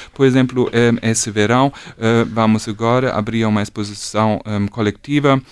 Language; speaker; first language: Portuguese; non-native, fluent; German